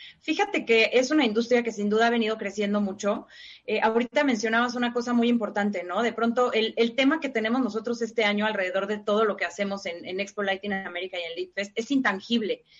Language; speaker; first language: Spanish; native; Spanish